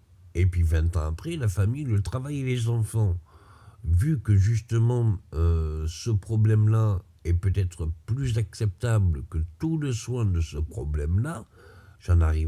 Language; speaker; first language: French; native; French